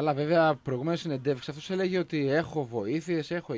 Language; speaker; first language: Greek; native; Greek